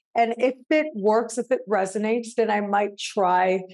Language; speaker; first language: English; native; English